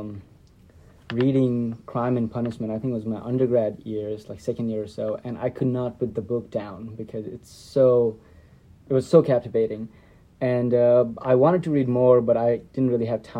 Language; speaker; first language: English; non-native, local second language; Nepali